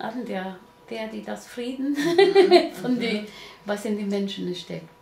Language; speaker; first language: German; non-native, learner; Spanish